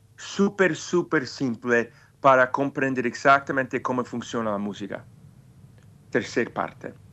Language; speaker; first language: Spanish; non-native, fluent; English